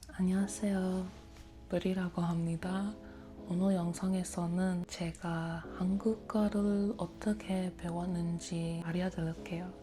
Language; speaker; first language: Korean; non-native, fluent; English